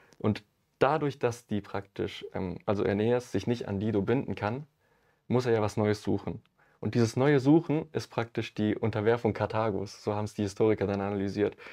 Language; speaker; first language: German; early bilingual, other home language; Italian